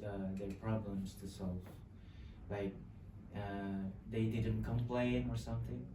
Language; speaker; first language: English; non-native, local second language; Indonesian